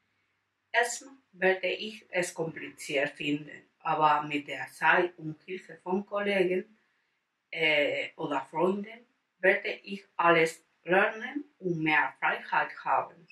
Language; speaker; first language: German; non-native, learner; Spanish